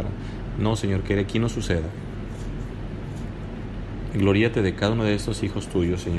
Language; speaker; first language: Spanish; native; Spanish